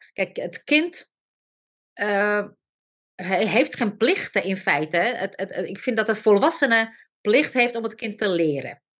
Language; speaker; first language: Dutch; non-native, fluent; Slovak